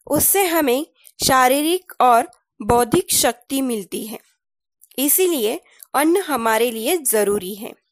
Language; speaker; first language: Hindi; non-native, local second language; Marathi